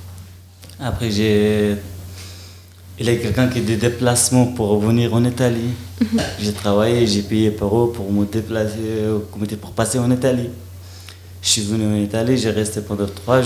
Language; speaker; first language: French; non-native, learner; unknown